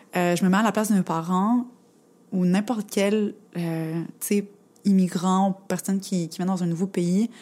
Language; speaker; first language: French; native; French